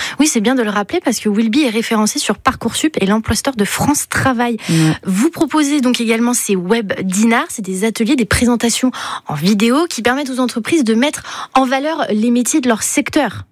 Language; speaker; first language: French; native; French